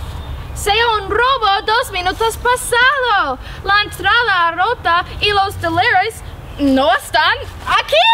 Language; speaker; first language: Spanish; non-native, learner; English